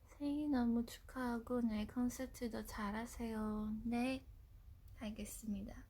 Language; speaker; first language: Korean; non-native, fluent; Japanese